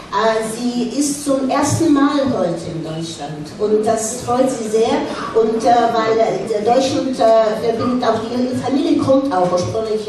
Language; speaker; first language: German; non-native, fluent; Russian